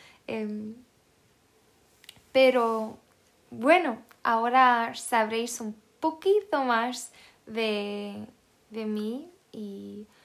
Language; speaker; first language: Spanish; non-native, fluent; Swedish